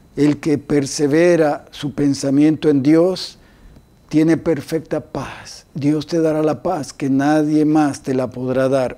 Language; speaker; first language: Spanish; native; Spanish